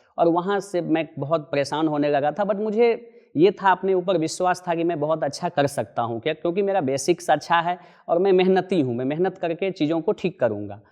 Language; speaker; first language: Hindi; non-native, local second language; Maithili